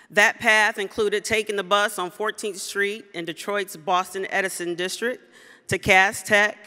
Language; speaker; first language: English; native; English